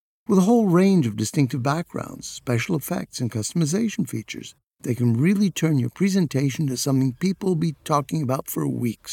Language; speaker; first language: English; native; English